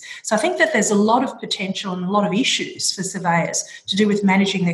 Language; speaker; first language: English; native; English